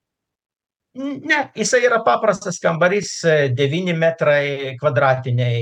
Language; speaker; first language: Lithuanian; non-native, local second language; Russian